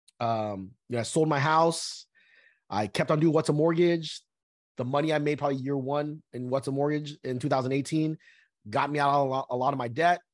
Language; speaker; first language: English; early bilingual, other home language; Vietnamese